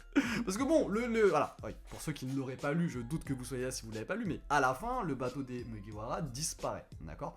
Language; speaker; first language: French; native; French